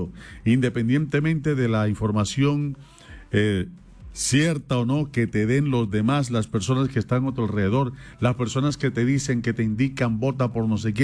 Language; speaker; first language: Spanish; native; Spanish